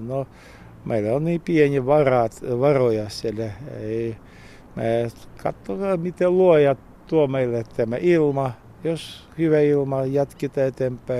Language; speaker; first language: Finnish; non-native, learner; Russian